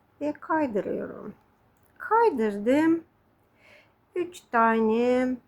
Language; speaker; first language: Turkish; non-native, fluent; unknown